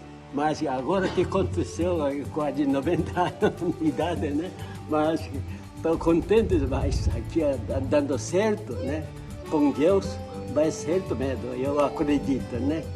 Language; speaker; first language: Portuguese; non-native, learner; Japanese